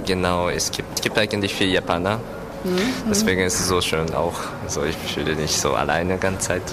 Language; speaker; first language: German; non-native, learner; Japanese